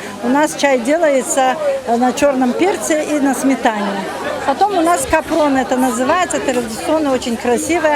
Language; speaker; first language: Russian; non-native, local second language; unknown